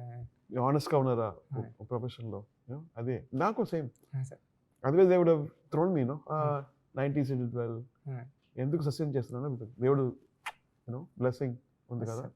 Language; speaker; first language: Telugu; non-native, learner; Tamil